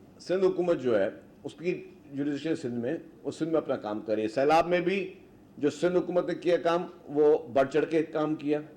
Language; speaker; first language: Urdu; non-native, local second language; Sindhi